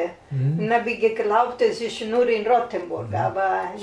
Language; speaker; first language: German; non-native, learner; Italian